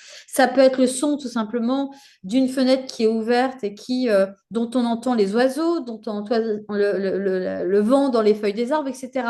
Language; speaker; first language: French; native; French